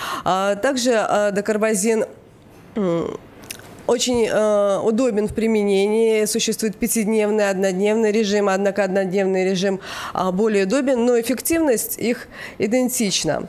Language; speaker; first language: Russian; native; Russian